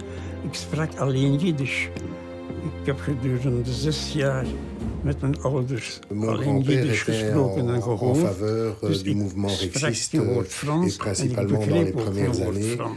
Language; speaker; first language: Dutch; early bilingual, other home language; Yiddish